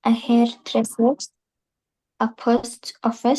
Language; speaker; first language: English; non-native, learner; Arabic